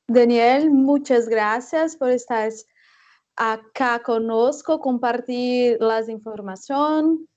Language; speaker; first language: Spanish; non-native, fluent; Portuguese